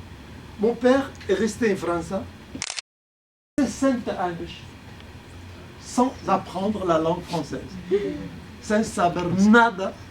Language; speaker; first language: French; early bilingual, other home language; Arabic